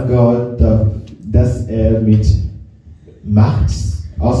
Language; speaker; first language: German; non-native, learner; French